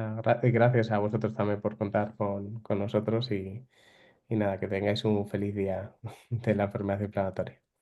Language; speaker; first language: Spanish; native; Spanish